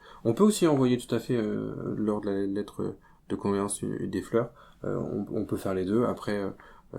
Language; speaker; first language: French; native; French